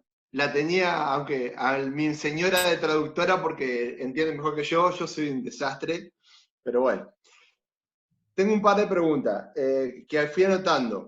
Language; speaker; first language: Spanish; native; Spanish